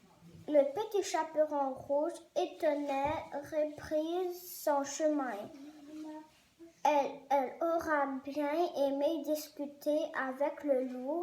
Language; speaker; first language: French; non-native, learner; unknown